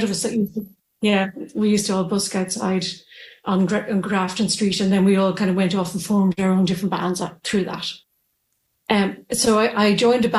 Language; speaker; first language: English; native; English